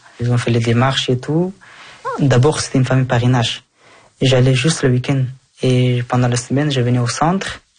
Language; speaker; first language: French; early bilingual, other home language; Persian